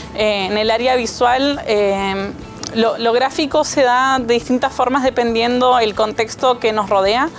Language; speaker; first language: Spanish; native; Spanish